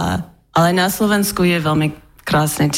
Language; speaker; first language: Slovak; non-native, learner; English